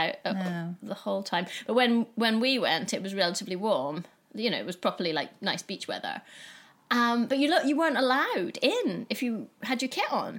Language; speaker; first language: English; native; English